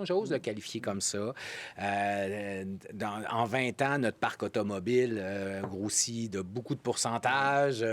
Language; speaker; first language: French; native; French